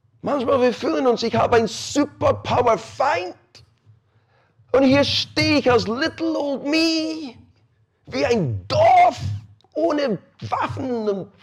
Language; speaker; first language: German; non-native, fluent; English